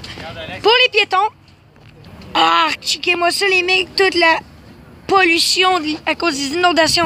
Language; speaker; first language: French; native; French